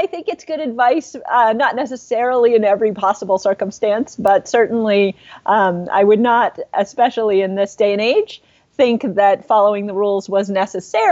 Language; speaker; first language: English; native; English